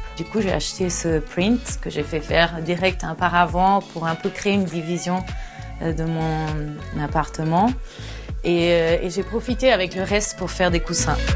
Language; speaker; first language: French; non-native, fluent; Portuguese